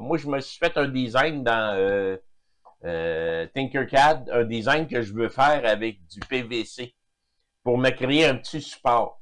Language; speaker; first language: French; native; French